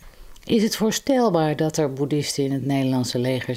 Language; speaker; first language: Dutch; native; Dutch